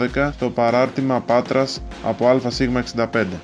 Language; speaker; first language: Greek; native; Greek